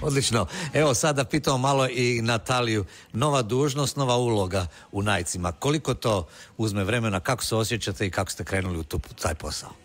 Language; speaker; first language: Croatian; native; Croatian